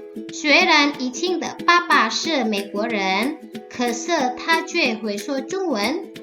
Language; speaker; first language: Chinese; non-native, fluent; Indonesian